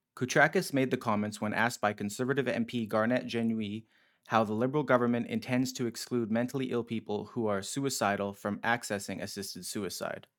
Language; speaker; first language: English; native; English